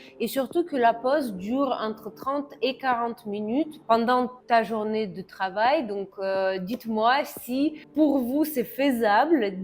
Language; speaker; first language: French; non-native, fluent; Russian